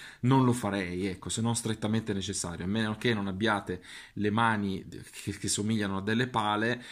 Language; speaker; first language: Italian; native; Italian